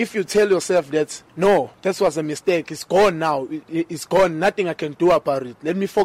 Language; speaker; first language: English; non-native, local second language; Zulu